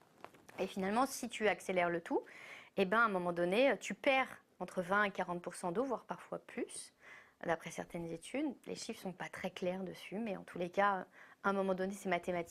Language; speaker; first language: French; native; French